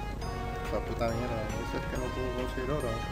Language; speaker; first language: Spanish; native; Spanish